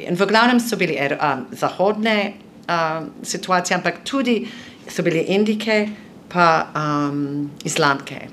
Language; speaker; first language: Slovenian; non-native, fluent; English